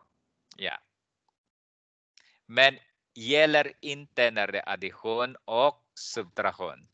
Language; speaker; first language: Swedish; non-native, fluent; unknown